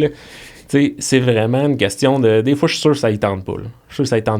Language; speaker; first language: French; native; French